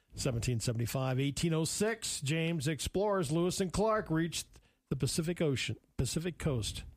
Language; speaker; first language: English; native; English